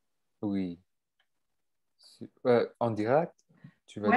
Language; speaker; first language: French; non-native, local second language; English